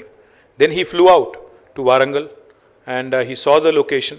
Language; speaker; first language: English; non-native, local second language; Telugu